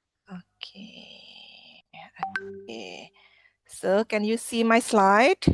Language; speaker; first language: English; non-native, learner; Indonesian